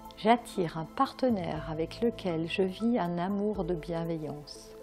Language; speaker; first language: French; native; French